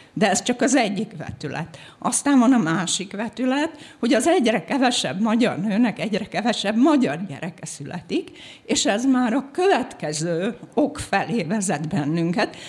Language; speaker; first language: Hungarian; native; Hungarian